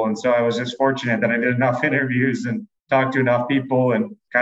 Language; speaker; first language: English; native; English